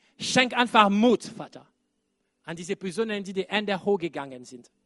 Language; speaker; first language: German; non-native, fluent; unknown